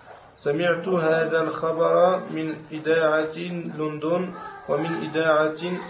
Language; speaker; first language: Arabic; non-native, learner; French